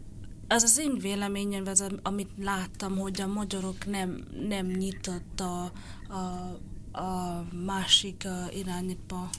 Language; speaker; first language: Hungarian; non-native, learner; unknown